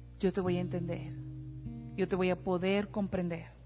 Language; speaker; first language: Spanish; native; Spanish